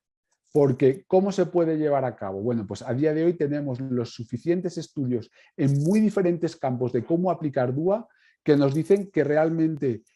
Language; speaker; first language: Spanish; native; Spanish